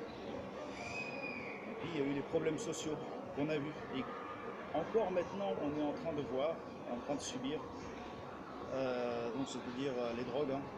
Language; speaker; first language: French; native; French